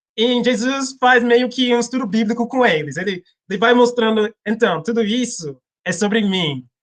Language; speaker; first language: Portuguese; non-native, fluent; English